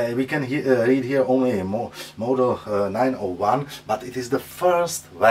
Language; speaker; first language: English; non-native, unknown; Czech